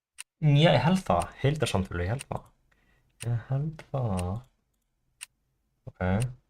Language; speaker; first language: Icelandic; non-native, learner; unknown